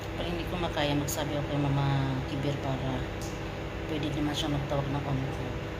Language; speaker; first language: Filipino; non-native, local second language; Hiligaynon